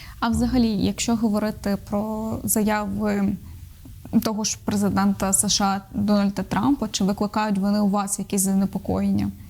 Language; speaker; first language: Ukrainian; native; Ukrainian